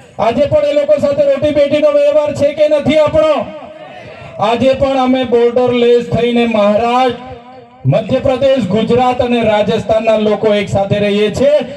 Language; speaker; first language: Gujarati; non-native, local second language; Vasavi